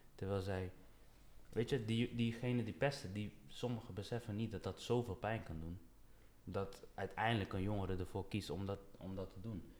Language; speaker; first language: Dutch; early bilingual, other home language; Papiamento